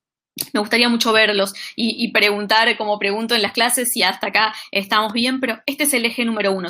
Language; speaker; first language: Spanish; native; Spanish